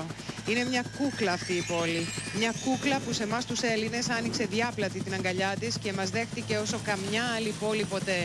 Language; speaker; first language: Greek; native; Greek